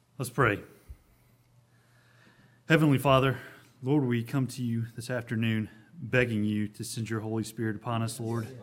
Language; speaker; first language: English; native; English